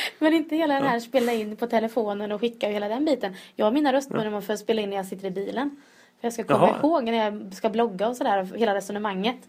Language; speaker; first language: Swedish; native; Swedish